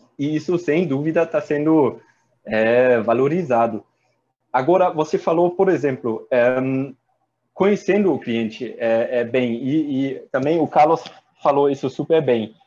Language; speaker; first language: Portuguese; non-native, fluent; German